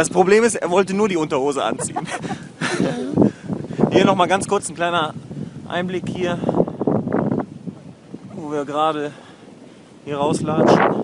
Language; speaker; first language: German; native; German